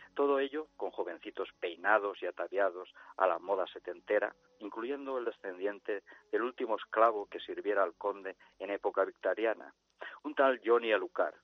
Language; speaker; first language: Spanish; non-native, local second language; Catalan